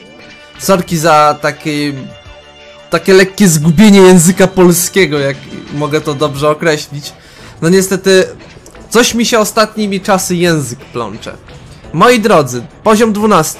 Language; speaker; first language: Polish; native; Polish